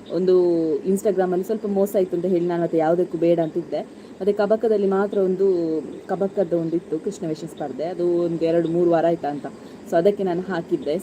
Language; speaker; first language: Kannada; non-native, local second language; Tulu